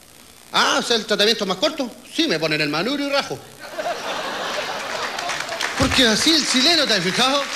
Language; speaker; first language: Spanish; native; Spanish